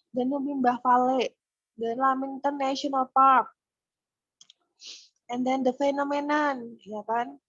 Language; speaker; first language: English; non-native, fluent; Indonesian